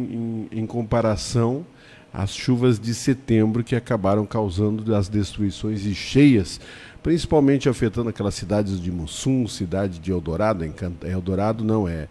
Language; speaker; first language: Portuguese; native; Portuguese